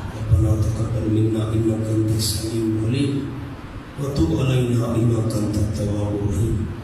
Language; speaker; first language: Urdu; non-native, local second language; Pashto